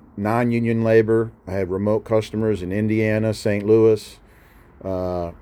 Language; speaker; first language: English; native; English